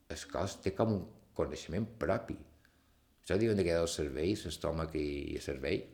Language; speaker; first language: Catalan; native; Catalan